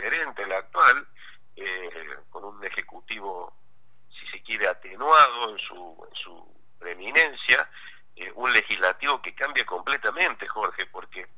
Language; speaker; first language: Spanish; native; Spanish